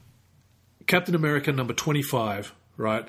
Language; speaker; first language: English; native; English